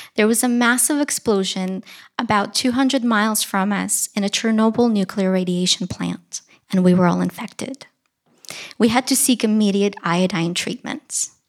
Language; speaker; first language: English; early bilingual, other home language; Russian